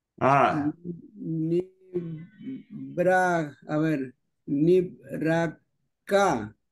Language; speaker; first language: Spanish; native; Spanish